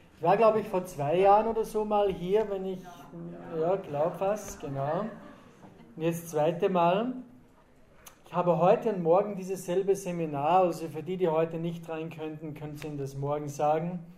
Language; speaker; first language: German; native; German